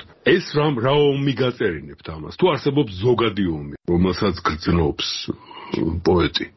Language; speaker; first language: Georgian; native; Georgian